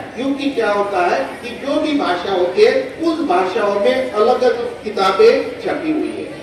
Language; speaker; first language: Hindi; non-native, local second language; Marathi